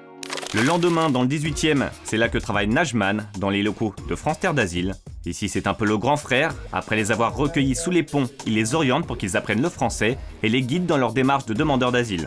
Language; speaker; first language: French; native; French